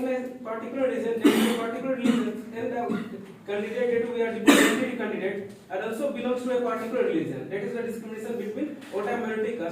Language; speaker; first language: English; non-native, learner; Hindi